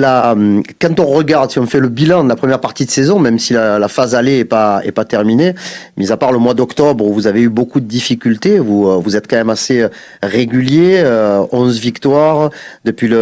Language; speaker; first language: French; native; French